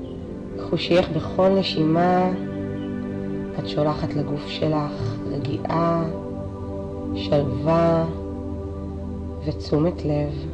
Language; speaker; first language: Hebrew; native; Hebrew